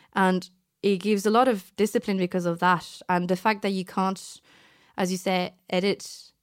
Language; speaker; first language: English; non-native, fluent; French